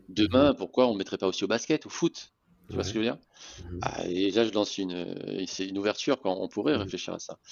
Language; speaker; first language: French; native; French